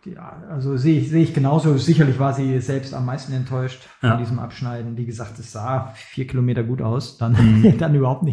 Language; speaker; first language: German; native; German